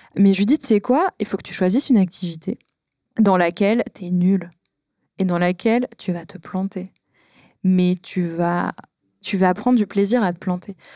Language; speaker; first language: French; native; French